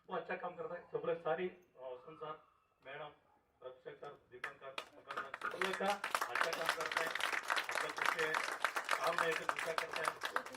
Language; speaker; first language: Hindi; non-native, local second language; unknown